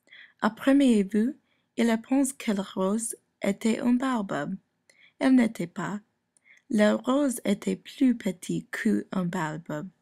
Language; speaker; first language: French; non-native, learner; English